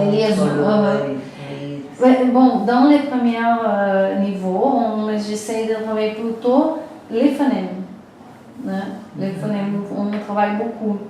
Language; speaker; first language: French; non-native, fluent; Portuguese